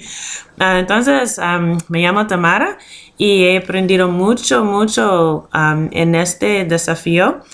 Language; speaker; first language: Spanish; non-native, learner; English